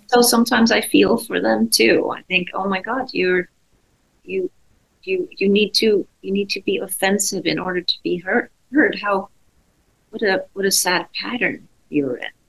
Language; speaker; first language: English; non-native, fluent; Czech